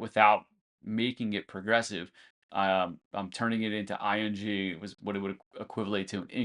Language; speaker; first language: English; native; English